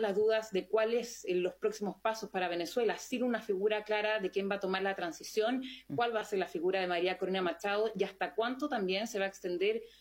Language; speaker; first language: Spanish; native; Spanish